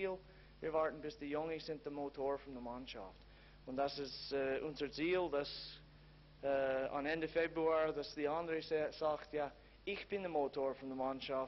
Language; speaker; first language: German; non-native, learner; English